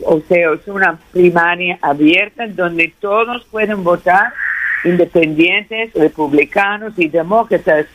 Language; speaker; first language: Spanish; early bilingual, heritage; Spanish